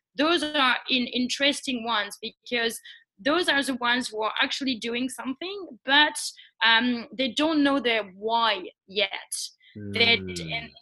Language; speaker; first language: English; non-native, fluent; French